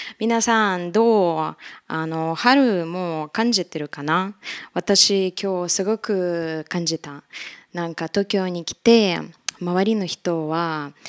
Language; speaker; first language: Japanese; non-native, fluent; Russian